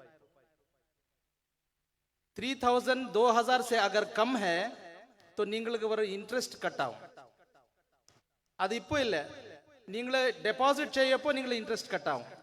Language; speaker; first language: Malayalam; non-native, learner; Urdu